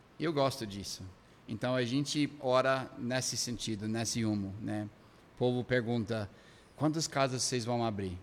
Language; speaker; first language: Portuguese; non-native, fluent; English